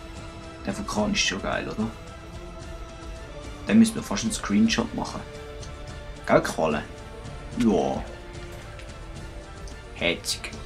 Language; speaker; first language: German; native; German